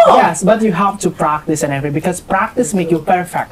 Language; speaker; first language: English; non-native, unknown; Indonesian